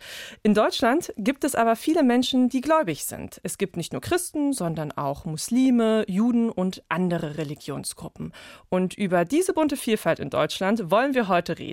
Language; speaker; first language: German; native; German